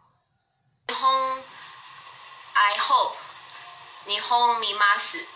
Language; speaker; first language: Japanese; non-native, learner; Chinese